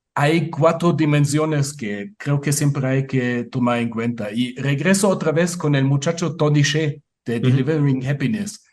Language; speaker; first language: Spanish; non-native, fluent; German